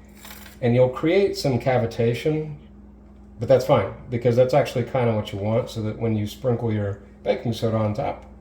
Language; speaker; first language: English; native; English